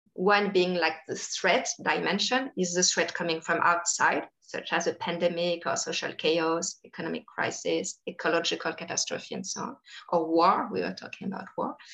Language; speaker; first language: English; non-native, fluent; French